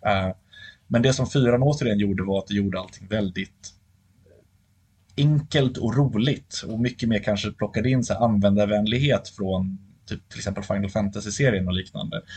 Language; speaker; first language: Swedish; native; Swedish